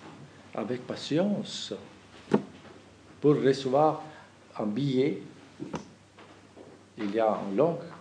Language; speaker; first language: French; non-native, fluent; German